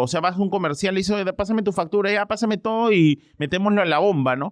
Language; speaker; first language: Spanish; native; Spanish